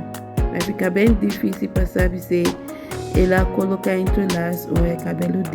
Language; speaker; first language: Portuguese; non-native, learner; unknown